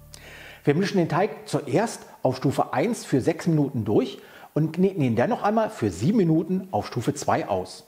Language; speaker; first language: German; native; German